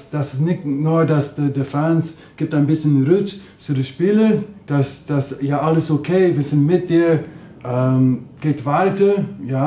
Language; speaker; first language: German; non-native, learner; English